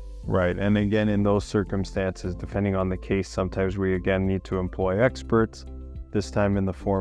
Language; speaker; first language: English; native; English